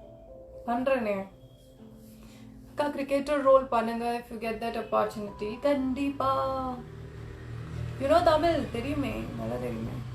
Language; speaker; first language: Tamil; non-native, local second language; Kannada